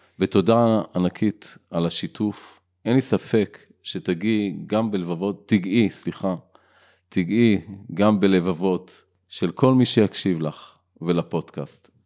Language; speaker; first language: Hebrew; native; Hebrew